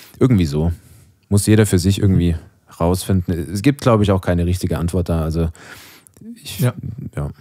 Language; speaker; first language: German; native; German